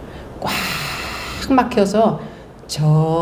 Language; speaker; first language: Korean; native; Korean